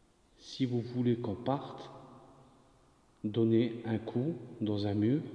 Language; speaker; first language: French; native; French